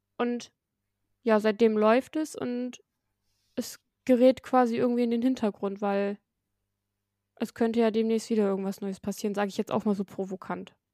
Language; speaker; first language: German; native; German